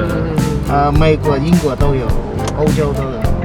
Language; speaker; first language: Chinese; non-native, learner; Vietnamese